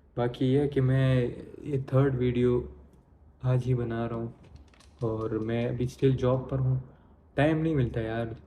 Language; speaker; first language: Urdu; non-native, local second language; Pashto